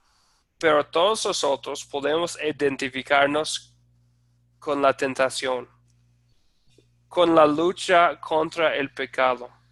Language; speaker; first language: Spanish; non-native, fluent; English